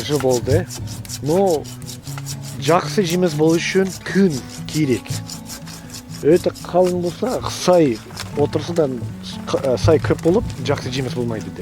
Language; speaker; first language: Kazakh; non-native, learner; English